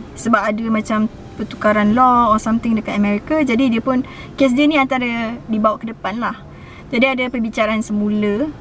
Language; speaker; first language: Malay; native; Malay